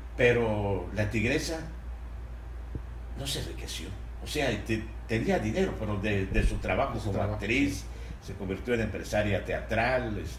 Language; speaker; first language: Spanish; native; Spanish